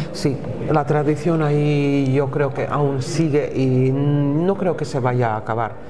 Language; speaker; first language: Spanish; non-native, fluent; Slovak